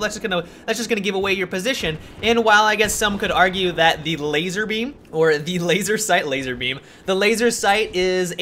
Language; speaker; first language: English; native; English